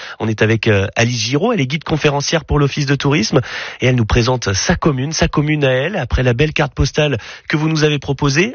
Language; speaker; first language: French; native; French